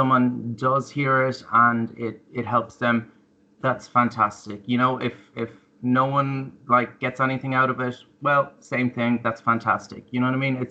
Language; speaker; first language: English; native; English